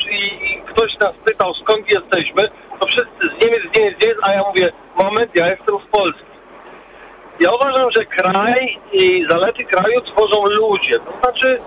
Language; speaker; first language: Polish; early bilingual, heritage; Polish